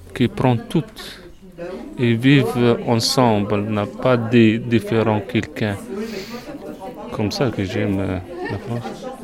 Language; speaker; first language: French; non-native, local second language; Arabic